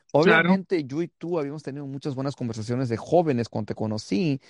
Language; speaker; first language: Spanish; early bilingual, heritage; Spanish